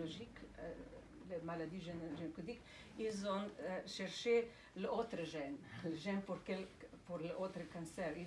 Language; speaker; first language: French; non-native, fluent; Slovenian